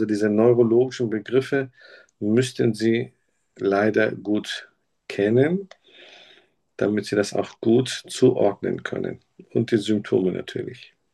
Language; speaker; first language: German; native; German